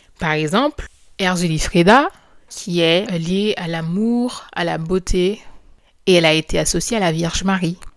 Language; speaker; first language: French; non-native, local second language; Haitian Creole